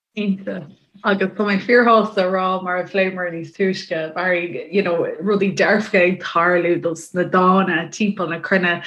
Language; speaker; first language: Irish; native; Irish